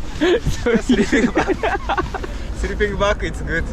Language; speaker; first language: English; non-native, learner; Japanese